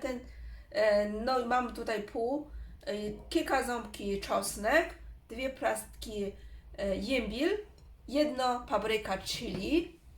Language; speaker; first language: Polish; non-native, learner; Chinese